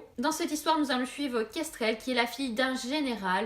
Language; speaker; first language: French; native; French